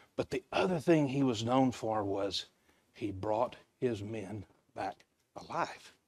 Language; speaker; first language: English; native; English